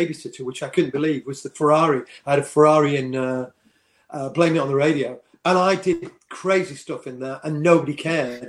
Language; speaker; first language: English; native; English